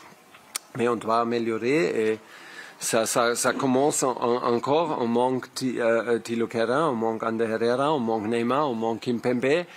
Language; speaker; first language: French; non-native, learner; German